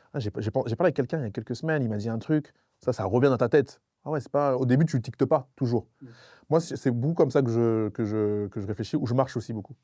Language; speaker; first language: French; non-native, local second language; Sango